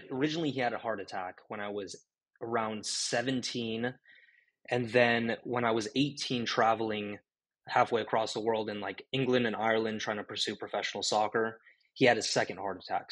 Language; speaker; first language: English; native; English